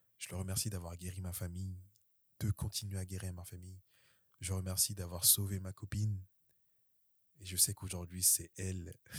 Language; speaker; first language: French; early bilingual, other home language; Haitian Creole